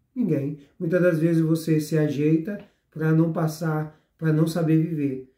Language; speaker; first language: Portuguese; native; Portuguese